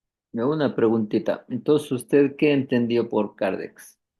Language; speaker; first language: Spanish; native; Spanish